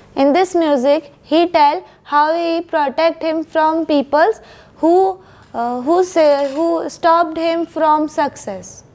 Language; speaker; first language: English; non-native, local second language; Hindi